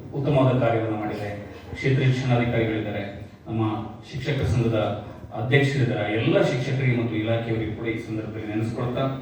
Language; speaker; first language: Kannada; non-native, local second language; Marathi